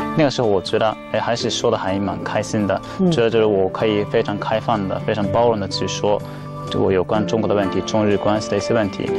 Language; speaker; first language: Chinese; non-native, fluent; Japanese